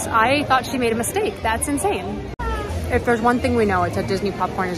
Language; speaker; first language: English; native; English